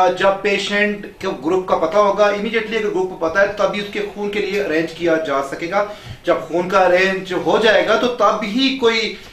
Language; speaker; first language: Urdu; non-native, local second language; Pahari-Potwari